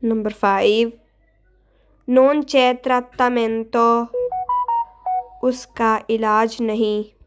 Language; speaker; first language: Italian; non-native, fluent; Urdu